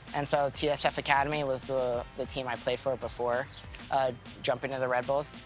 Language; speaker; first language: English; native; English